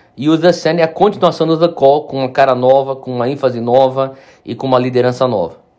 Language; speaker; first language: Portuguese; native; Portuguese